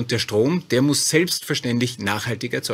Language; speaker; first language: German; native; German